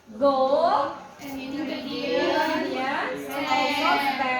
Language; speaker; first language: English; non-native, learner; Indonesian